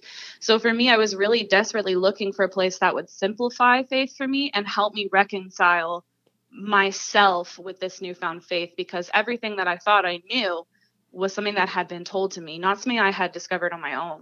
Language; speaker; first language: English; native; English